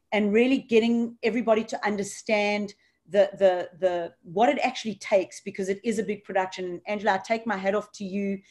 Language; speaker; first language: English; native; English